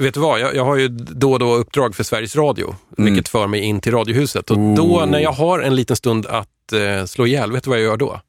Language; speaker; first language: Swedish; native; Swedish